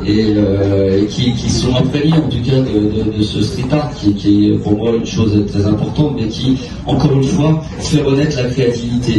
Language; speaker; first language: French; native; French